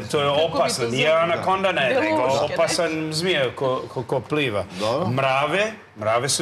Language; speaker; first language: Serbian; non-native, learner; English